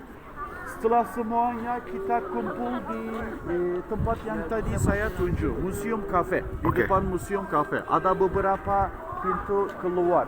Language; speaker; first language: Indonesian; non-native, fluent; Turkish